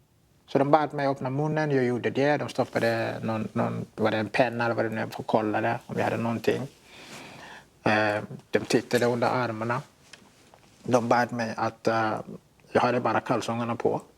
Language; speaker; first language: Swedish; non-native, fluent; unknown